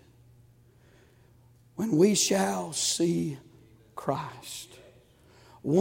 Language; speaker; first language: English; native; English